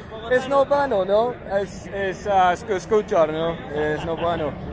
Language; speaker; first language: Spanish; non-native, learner; English